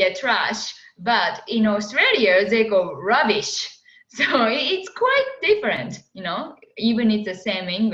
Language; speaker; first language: English; non-native, fluent; Japanese